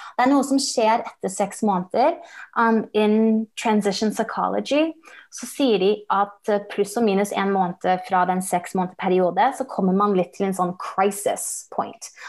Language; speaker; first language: Norwegian; early bilingual, heritage; English